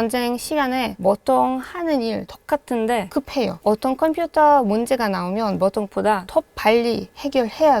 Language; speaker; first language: Korean; non-native, fluent; Hebrew